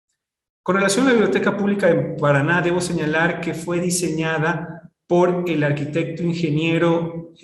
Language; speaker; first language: Spanish; native; Spanish